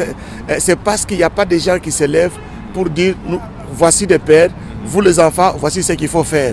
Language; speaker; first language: French; non-native, local second language; Lingala